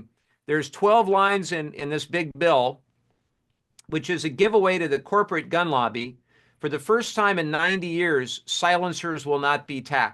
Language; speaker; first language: English; native; English